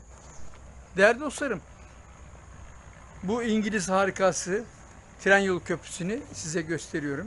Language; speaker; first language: Turkish; native; Turkish